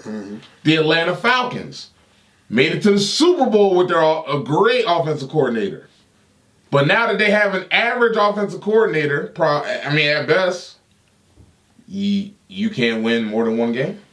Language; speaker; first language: English; native; English